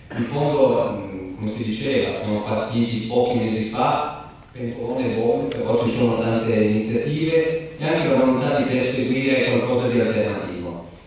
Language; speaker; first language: Italian; native; Italian